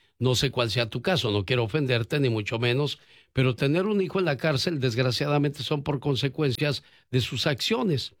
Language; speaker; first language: Spanish; native; Spanish